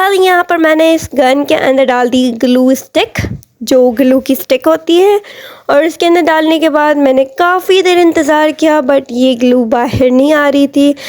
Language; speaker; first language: Urdu; native; Urdu